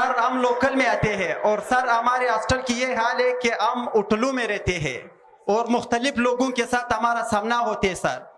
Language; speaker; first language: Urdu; non-native, local second language; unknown